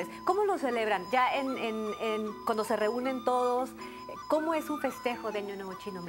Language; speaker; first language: Spanish; native; Spanish